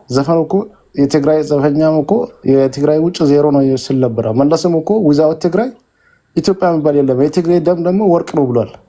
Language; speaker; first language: Amharic; non-native, local second language; Oromo